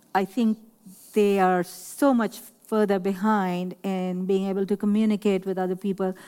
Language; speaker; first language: English; non-native, local second language; Urdu